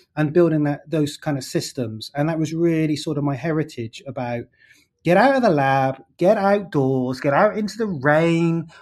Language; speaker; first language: English; native; English